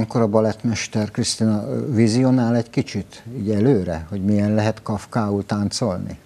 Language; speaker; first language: Hungarian; native; Hungarian